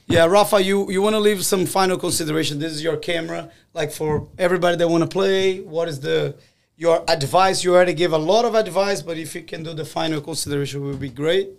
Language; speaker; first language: English; non-native, fluent; Portuguese